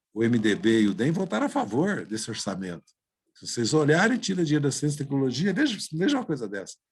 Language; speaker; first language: Portuguese; native; Portuguese